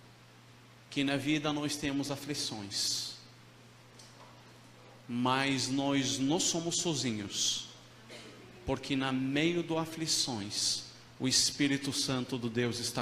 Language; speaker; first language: Portuguese; non-native, fluent; Arabic